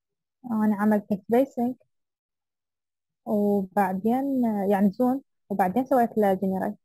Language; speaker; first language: Arabic; native; Arabic